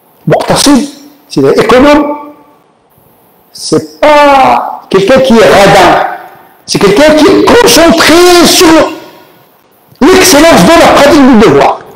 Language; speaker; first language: French; native; French